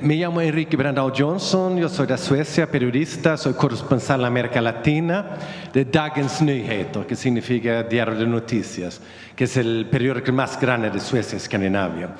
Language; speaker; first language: Spanish; non-native, fluent; Swedish